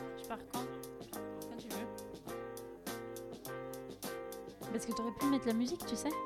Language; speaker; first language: French; native; French